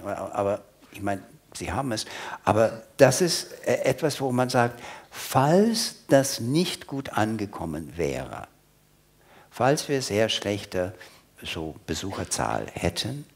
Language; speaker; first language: German; non-native, fluent; English